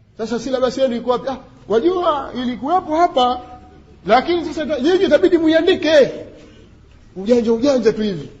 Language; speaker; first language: Swahili; native; Swahili